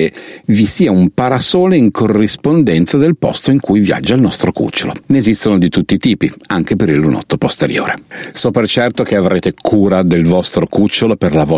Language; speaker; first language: Italian; native; Italian